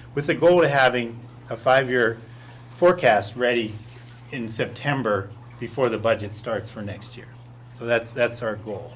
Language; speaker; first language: English; native; English